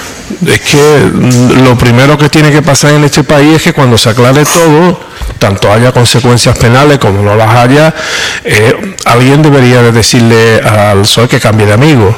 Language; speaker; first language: Spanish; native; Spanish